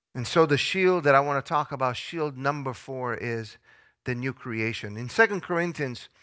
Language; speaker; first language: English; early bilingual, other home language; Italian